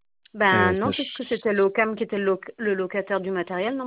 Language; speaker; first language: French; native; French